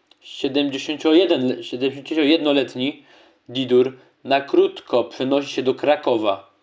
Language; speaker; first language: Polish; native; Polish